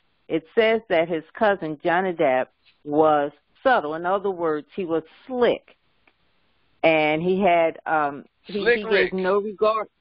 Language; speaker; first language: English; native; English